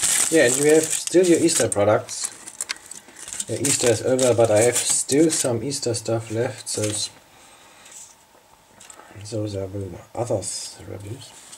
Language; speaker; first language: English; non-native, fluent; German